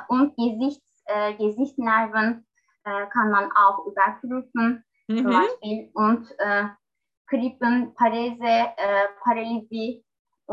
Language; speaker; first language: German; non-native, learner; Turkish